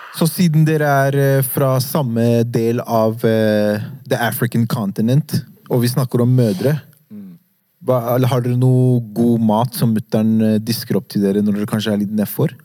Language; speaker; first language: Norwegian; early bilingual, other home language; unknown